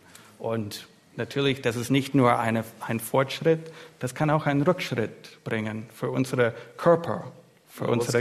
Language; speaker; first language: German; non-native, fluent; English